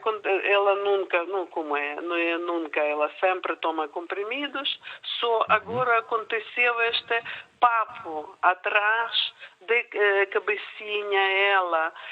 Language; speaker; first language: Portuguese; non-native, learner; Ukrainian